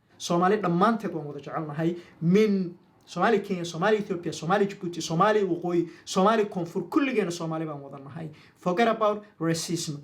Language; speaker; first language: Somali; non-native, local second language; Maay